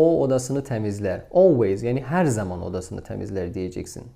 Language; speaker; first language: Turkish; non-native, fluent; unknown